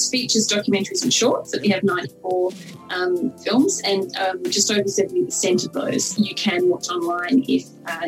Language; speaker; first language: English; native; English